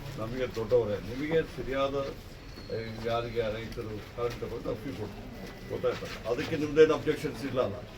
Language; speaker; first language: Kannada; non-native, local second language; Malayalam